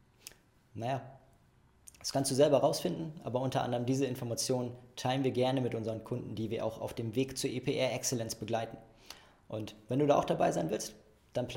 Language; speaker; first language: German; native; German